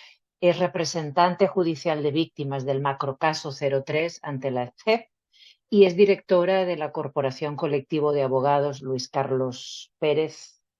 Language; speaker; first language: Spanish; native; Spanish